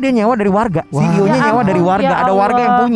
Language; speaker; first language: Indonesian; native; Indonesian